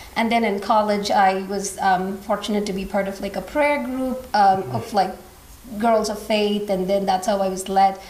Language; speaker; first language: English; non-native, local second language; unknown